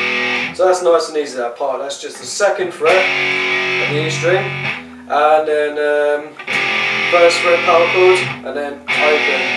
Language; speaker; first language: English; native; English